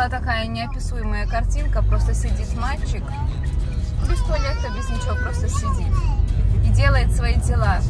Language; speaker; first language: Russian; native; Russian